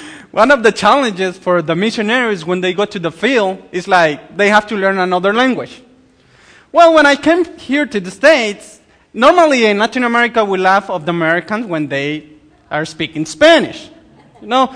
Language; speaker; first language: English; non-native, learner; Spanish